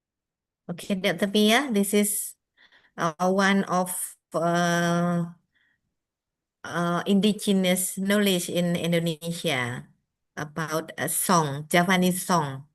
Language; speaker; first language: English; non-native, fluent; Indonesian